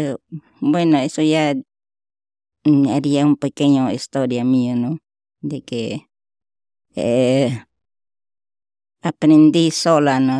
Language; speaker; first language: Spanish; non-native, local second language; Shipibo-Conibo